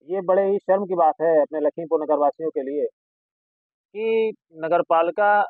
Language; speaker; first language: Hindi; native; Hindi